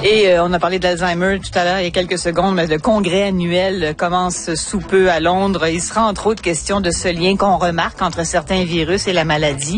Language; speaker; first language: French; native; French